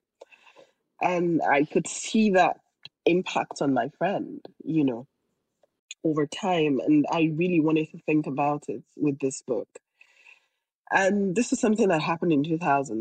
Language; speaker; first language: English; non-native, local second language; Yoruba